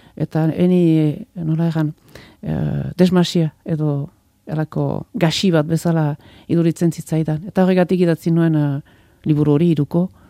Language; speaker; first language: Basque; native; Basque